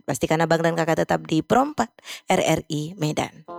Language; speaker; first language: Indonesian; native; Indonesian